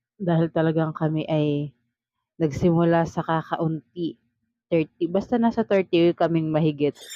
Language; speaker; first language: Filipino; native; Filipino